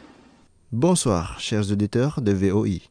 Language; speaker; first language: French; non-native, fluent; Indonesian